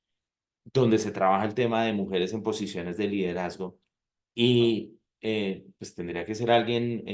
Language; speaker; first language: Spanish; native; Spanish